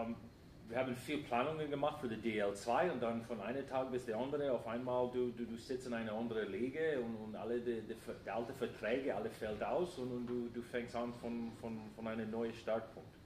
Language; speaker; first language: German; non-native, fluent; English